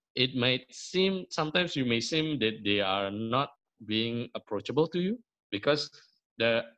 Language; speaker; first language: English; early bilingual, other home language; Indonesian